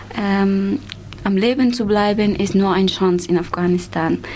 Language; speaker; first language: German; non-native, learner; Persian